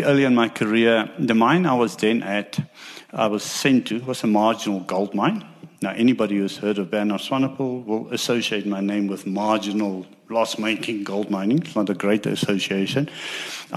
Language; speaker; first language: English; non-native, local second language; Afrikaans